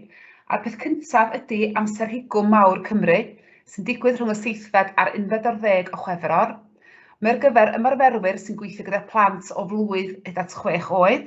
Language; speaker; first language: Welsh; native; Welsh